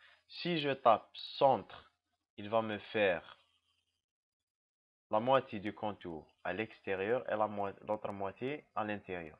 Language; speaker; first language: French; non-native, local second language; Arabic